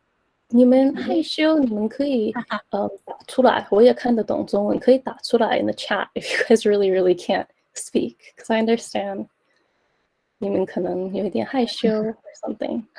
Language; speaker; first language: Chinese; early bilingual, heritage; Chinese